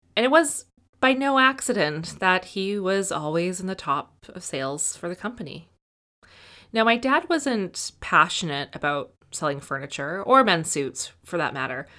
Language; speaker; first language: English; native; English